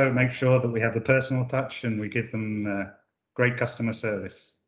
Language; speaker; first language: English; native; English